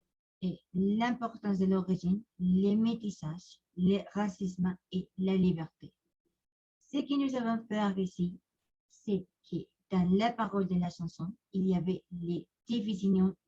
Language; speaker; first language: French; non-native, learner; Spanish